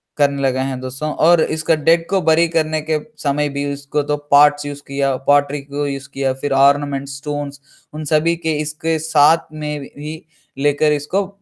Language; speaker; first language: Hindi; non-native, local second language; Telugu